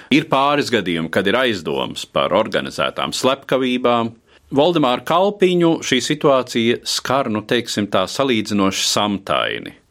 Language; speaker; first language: Latvian; native; Latvian